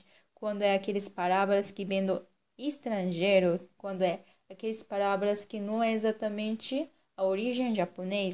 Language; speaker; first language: Portuguese; non-native, local second language; Japanese